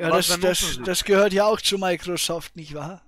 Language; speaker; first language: German; native; German